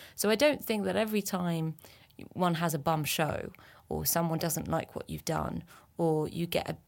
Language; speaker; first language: English; early bilingual, other home language; French